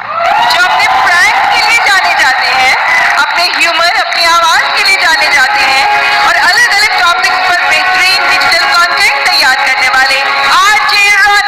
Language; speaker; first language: Hindi; native; Hindi